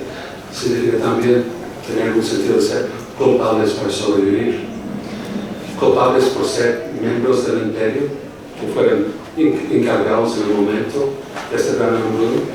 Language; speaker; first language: Spanish; non-native, fluent; English